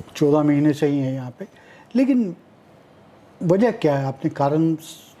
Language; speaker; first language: Hindi; native; Hindi